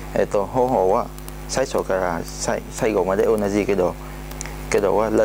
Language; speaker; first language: Japanese; non-native, learner; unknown